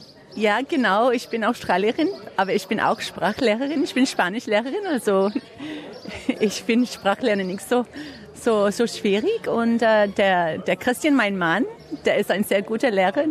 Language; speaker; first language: German; non-native, learner; English